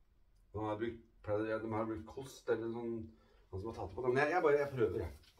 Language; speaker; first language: Norwegian; native; Norwegian